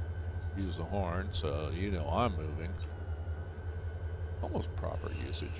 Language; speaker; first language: English; native; English